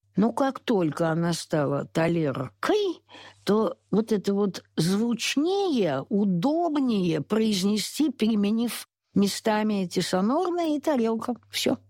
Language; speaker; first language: Russian; native; Russian